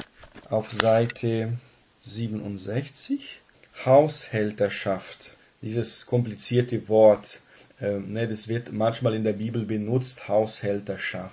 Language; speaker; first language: German; non-native, fluent; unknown